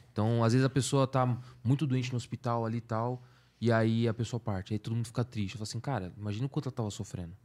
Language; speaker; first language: Portuguese; native; Portuguese